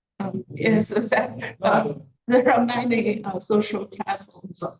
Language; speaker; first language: English; non-native, learner; Chinese